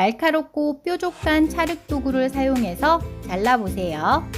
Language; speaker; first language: Korean; native; Korean